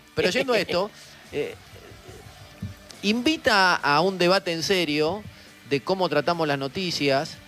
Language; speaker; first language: Spanish; native; Spanish